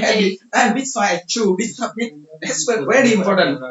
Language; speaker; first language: English; non-native, learner; Vietnamese